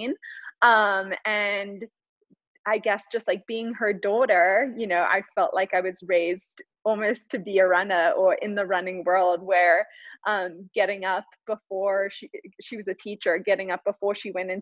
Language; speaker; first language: English; native; English